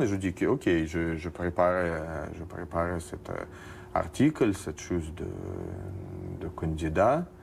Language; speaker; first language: French; non-native, learner; Russian